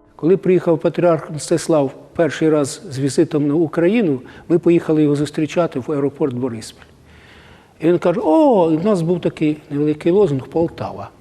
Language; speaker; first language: Ukrainian; native; Ukrainian